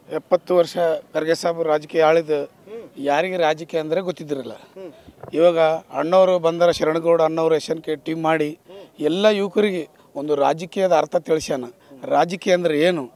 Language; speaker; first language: Kannada; native; Kannada